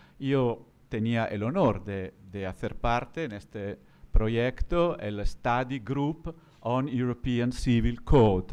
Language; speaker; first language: Spanish; non-native, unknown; Italian